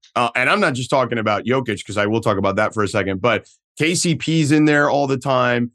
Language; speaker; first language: English; native; English